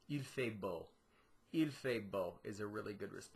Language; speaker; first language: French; non-native, learner; English